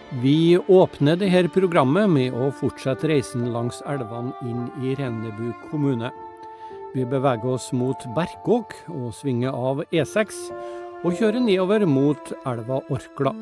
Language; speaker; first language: Norwegian; native; Norwegian